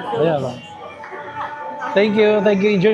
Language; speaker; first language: Filipino; native; Filipino